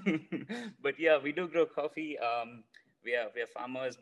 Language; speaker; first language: English; non-native, local second language; Kannada